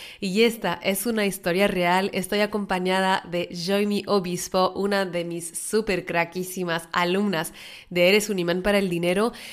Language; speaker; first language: Spanish; native; Spanish